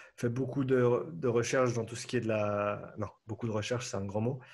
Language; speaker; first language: French; native; French